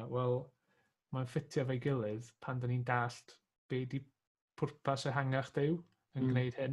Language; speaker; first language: Welsh; native; Welsh